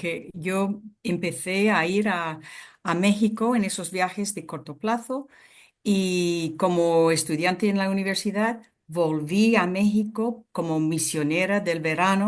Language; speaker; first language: Spanish; non-native, fluent; English